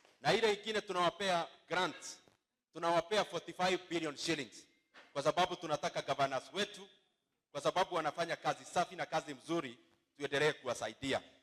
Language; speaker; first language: Swahili; non-native, local second language; Kikuyu